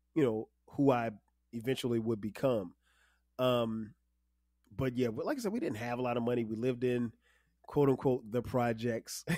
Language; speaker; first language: English; native; English